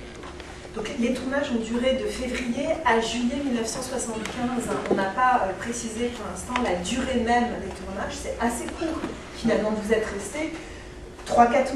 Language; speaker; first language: French; native; French